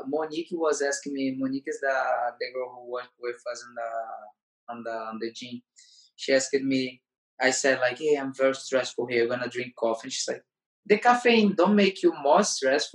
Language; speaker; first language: English; non-native, learner; Portuguese